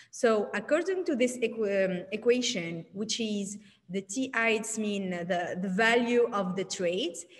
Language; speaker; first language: English; non-native, learner; Arabic